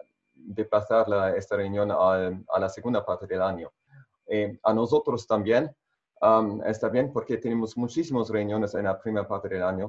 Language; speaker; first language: Spanish; non-native, fluent; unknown